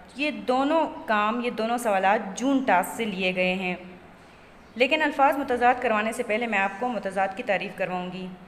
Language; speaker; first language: Urdu; native; Urdu